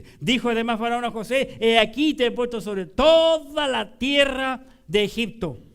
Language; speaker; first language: Spanish; native; Spanish